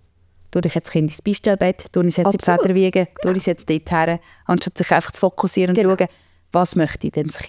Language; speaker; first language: German; native; German